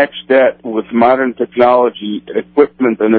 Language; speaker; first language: English; non-native, fluent; Portuguese